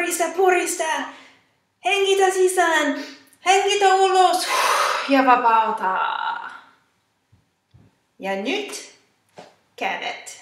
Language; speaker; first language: Finnish; non-native, fluent; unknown